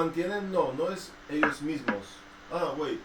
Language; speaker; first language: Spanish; non-native, fluent; English